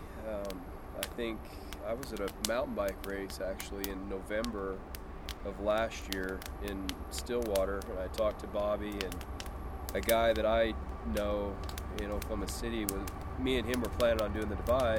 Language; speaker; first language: English; native; English